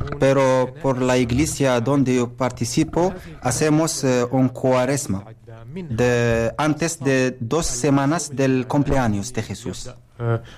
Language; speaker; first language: Spanish; non-native, learner; Arabic